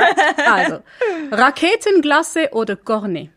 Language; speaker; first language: German; native; German